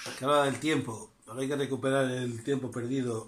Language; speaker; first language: Spanish; native; Spanish